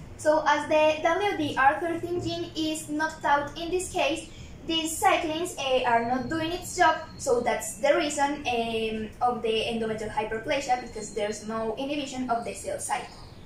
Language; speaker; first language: English; non-native, fluent; Spanish